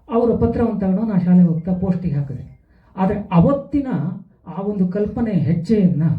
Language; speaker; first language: Kannada; native; Kannada